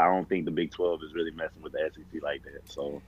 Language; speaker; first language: English; native; English